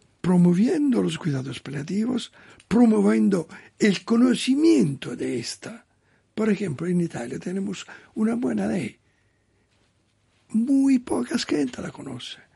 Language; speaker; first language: Spanish; non-native, learner; Italian